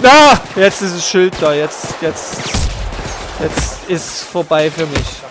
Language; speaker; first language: German; native; German